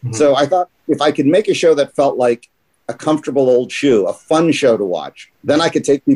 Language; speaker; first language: English; native; English